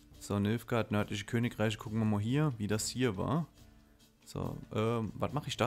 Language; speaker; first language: German; native; German